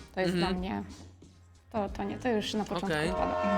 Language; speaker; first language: Polish; native; Polish